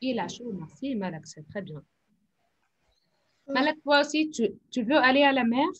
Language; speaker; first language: French; non-native, fluent; Arabic